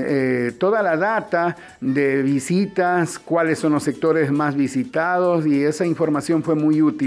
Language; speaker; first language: Spanish; native; Spanish